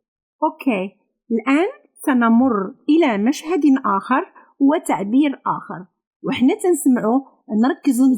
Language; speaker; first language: Arabic; native; Arabic